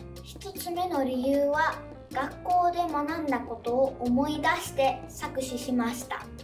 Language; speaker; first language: Japanese; early bilingual, other home language; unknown